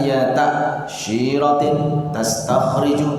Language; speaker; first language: Arabic; non-native, fluent; Indonesian